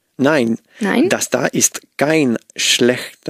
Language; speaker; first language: German; non-native, learner; Spanish